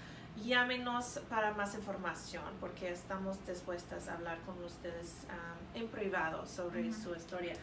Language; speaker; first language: Spanish; non-native, fluent; English